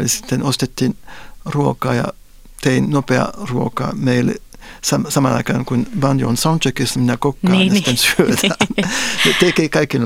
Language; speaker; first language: Finnish; non-native, fluent; French